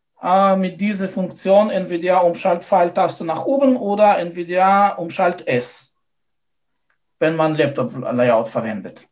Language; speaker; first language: German; non-native, fluent; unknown